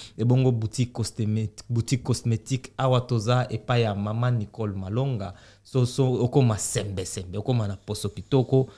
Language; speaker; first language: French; non-native, local second language; Lingala